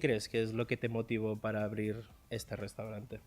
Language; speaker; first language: Spanish; early bilingual, other home language; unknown